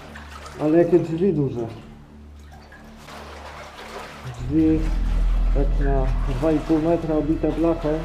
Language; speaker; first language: Polish; native; Polish